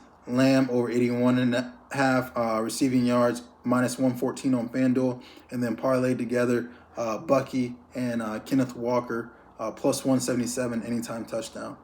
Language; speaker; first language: English; native; English